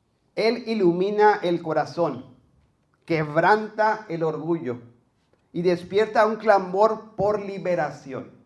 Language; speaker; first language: Spanish; native; Spanish